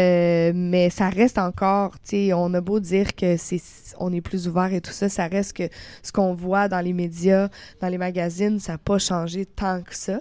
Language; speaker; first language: French; native; French